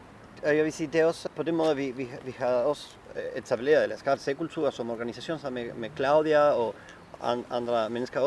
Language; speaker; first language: Danish; non-native, fluent; Spanish